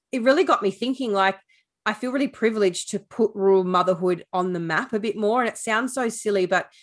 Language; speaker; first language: English; native; English